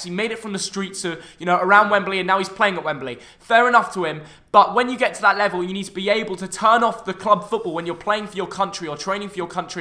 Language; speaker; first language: English; native; English